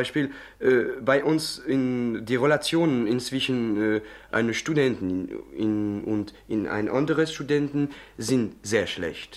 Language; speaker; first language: German; non-native, learner; French